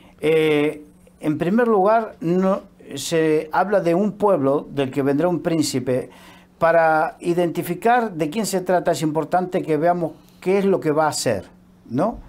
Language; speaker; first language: Spanish; native; Spanish